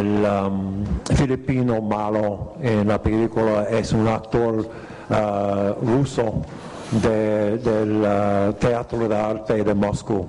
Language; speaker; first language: Spanish; non-native, fluent; English